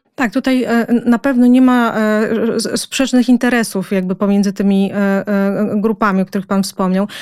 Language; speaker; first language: Polish; native; Polish